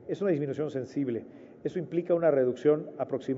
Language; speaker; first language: Spanish; native; Spanish